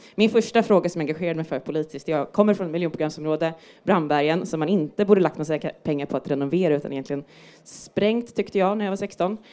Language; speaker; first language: Swedish; native; Swedish